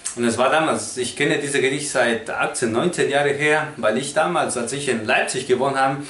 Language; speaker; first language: German; non-native, learner; Spanish